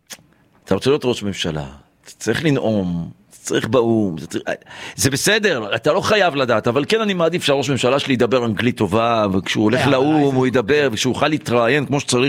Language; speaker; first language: Hebrew; native; Hebrew